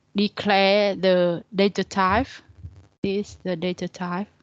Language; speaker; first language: English; non-native, learner; Vietnamese